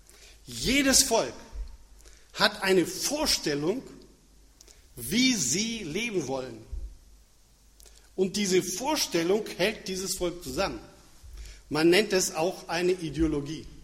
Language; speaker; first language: German; non-native, fluent; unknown